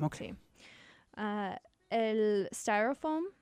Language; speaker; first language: Spanish; non-native, learner; English